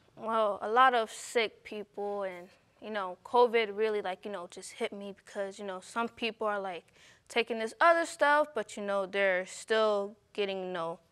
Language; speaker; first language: English; native; English